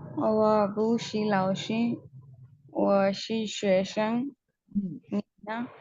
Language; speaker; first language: Chinese; non-native, learner; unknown